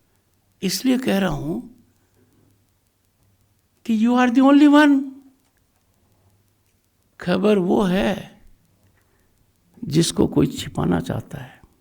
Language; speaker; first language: Hindi; native; Hindi